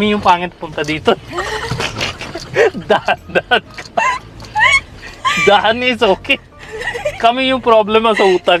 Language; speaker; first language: Filipino; non-native, learner; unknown